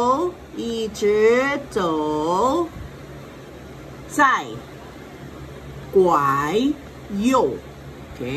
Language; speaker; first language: Chinese; non-native, fluent; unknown